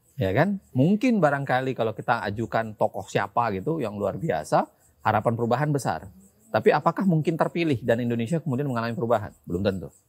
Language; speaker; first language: Indonesian; native; Indonesian